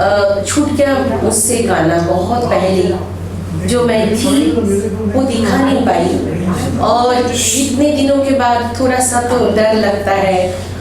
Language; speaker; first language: Hindi; non-native, local second language; Bangla